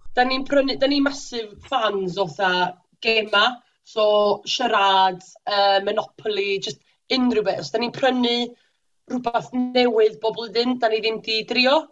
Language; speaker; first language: Welsh; native; Welsh